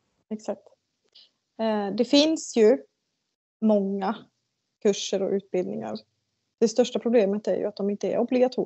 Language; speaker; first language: Swedish; native; Swedish